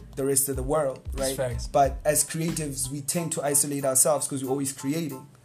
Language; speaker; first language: English; non-native, local second language; Northern Sotho